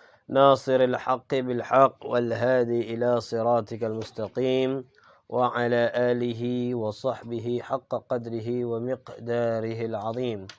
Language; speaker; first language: Arabic; non-native, fluent; Indonesian